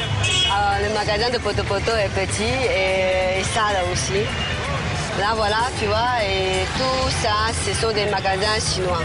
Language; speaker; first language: French; non-native, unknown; Chinese